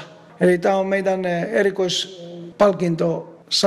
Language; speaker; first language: Finnish; non-native, fluent; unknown